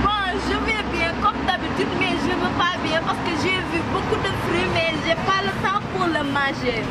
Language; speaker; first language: French; non-native, learner; Wolof